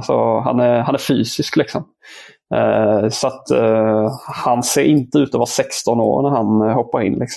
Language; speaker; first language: Swedish; native; Swedish